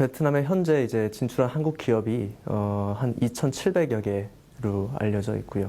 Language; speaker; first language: Korean; native; Korean